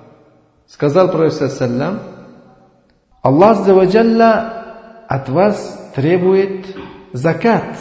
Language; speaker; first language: Russian; non-native, learner; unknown